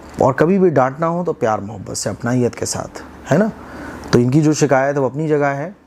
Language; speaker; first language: Urdu; native; Urdu